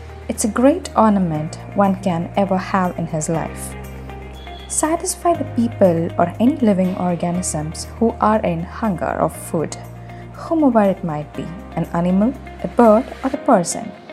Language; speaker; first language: English; non-native, local second language; Tamil